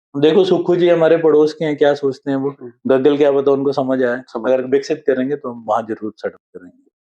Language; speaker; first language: Hindi; native; Hindi